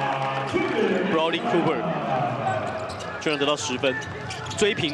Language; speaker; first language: Chinese; native; Chinese